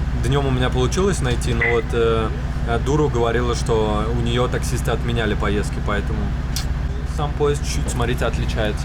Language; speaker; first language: Russian; native; Russian